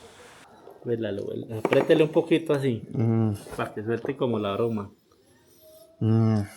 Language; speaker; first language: Spanish; native; Spanish